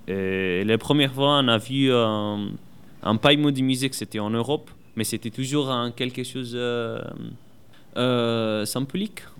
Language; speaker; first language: French; non-native, learner; Arabic